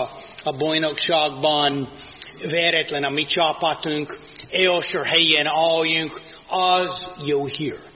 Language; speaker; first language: Hungarian; non-native, fluent; English